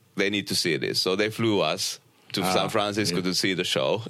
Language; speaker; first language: English; non-native, fluent; Finnish